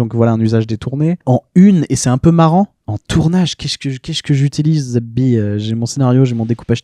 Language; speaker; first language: French; native; French